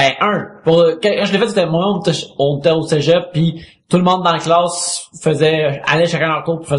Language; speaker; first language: French; native; French